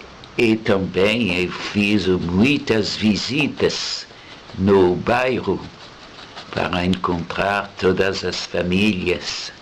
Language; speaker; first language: Portuguese; non-native, fluent; French